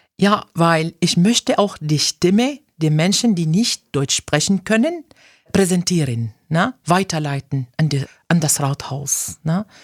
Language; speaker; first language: German; non-native, fluent; Arabic